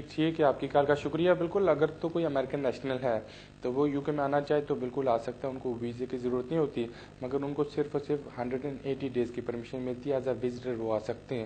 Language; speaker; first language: Urdu; native; Urdu